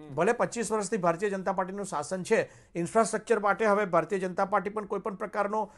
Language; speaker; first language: Gujarati; native; Gujarati